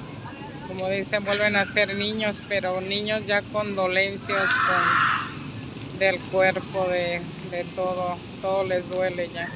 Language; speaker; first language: Spanish; native; Spanish